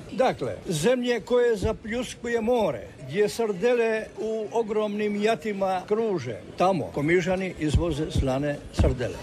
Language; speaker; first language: Croatian; native; Croatian